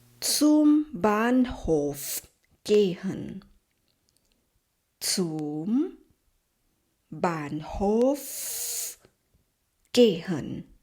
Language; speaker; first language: German; non-native, fluent; Thai